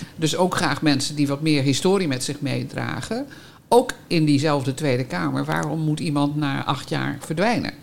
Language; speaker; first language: Dutch; native; Dutch